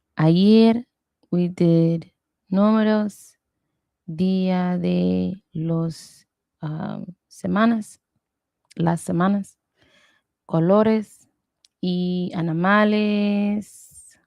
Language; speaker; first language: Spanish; non-native, learner; English